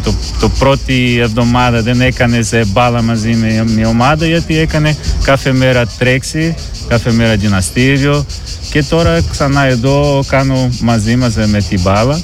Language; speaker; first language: Greek; non-native, learner; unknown